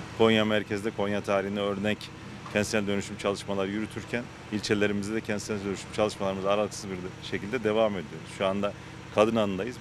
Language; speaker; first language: Turkish; native; Turkish